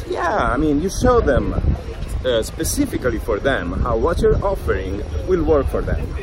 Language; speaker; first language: English; non-native, fluent; Italian